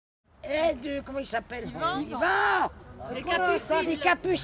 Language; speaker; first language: French; native; French